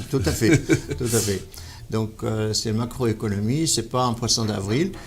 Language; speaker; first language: French; non-native, local second language; Arabic